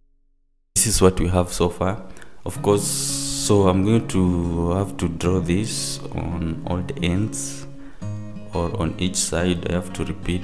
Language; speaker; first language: English; non-native, local second language; Swahili